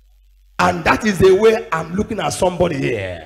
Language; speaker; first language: English; non-native, local second language; Igbo